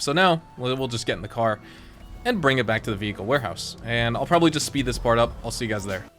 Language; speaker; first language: English; native; English